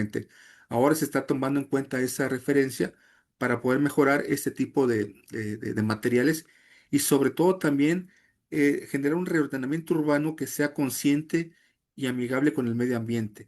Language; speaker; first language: Spanish; native; Spanish